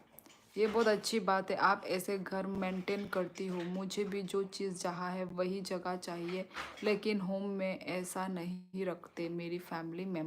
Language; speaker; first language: Hindi; non-native, local second language; Kok Borok